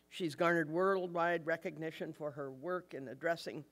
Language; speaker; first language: English; native; English